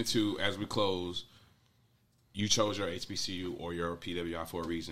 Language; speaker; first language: English; native; English